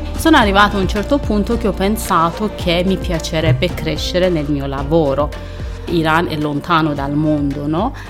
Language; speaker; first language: Italian; non-native, fluent; Persian